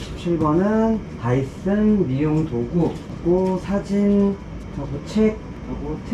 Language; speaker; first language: Korean; native; Korean